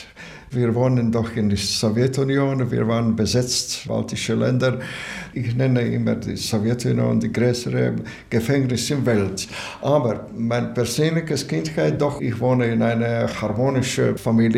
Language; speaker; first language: German; non-native, learner; Latvian